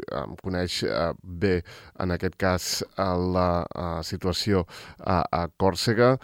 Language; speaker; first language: Catalan; native; Catalan